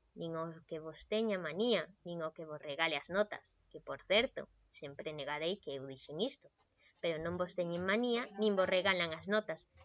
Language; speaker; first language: Galician; non-native, local second language; Spanish